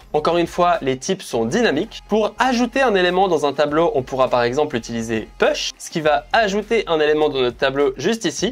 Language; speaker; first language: French; native; French